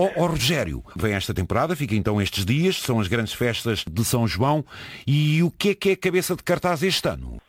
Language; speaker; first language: Portuguese; native; Portuguese